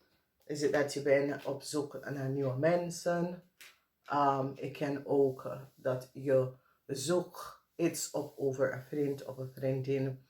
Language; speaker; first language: Dutch; non-native, fluent; English